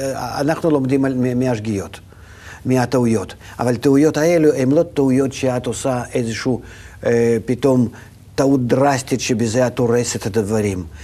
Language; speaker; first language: Hebrew; non-native, fluent; Russian